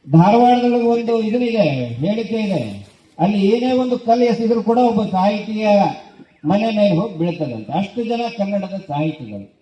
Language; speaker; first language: Kannada; native; Kannada